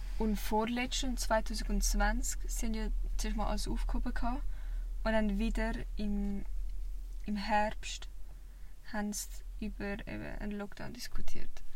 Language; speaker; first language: German; early bilingual, other home language; Vietnamese